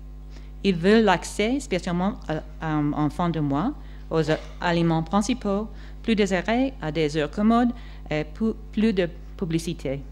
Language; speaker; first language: French; non-native, fluent; English